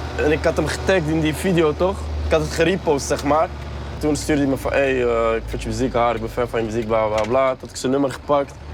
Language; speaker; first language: Dutch; early bilingual, other home language; Arabic